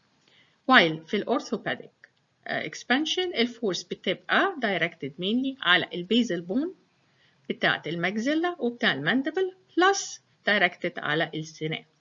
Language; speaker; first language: Arabic; native; Arabic